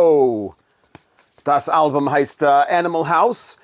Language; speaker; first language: German; non-native, learner; English